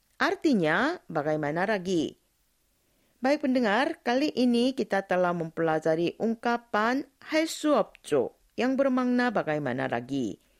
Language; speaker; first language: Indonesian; non-native, fluent; Korean